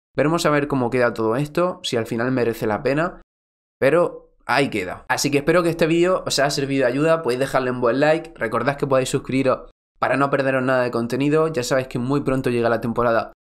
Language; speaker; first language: Spanish; native; Spanish